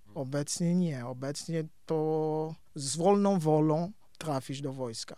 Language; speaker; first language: Polish; non-native, fluent; Kongo